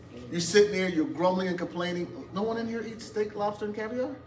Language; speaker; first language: English; native; English